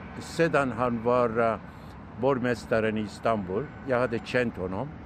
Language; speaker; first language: Swedish; non-native, fluent; Turkish